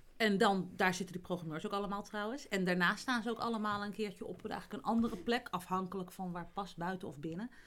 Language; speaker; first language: Dutch; native; Dutch